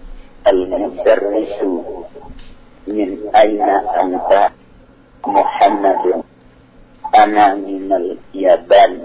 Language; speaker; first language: Arabic; non-native, learner; Indonesian